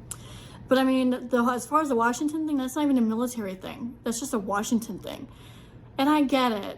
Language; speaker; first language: English; native; English